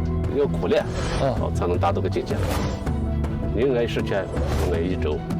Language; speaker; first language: Chinese; native; Chinese